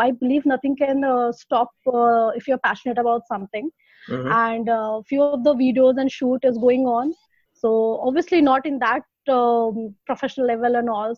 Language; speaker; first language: English; non-native, local second language; Hindi